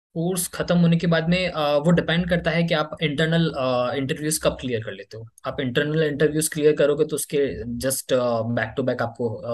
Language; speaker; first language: Hindi; native; Hindi